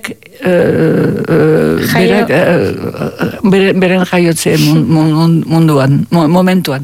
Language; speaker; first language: Basque; native; Basque